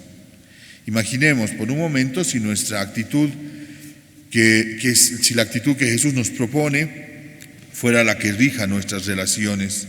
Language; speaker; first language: Spanish; native; Spanish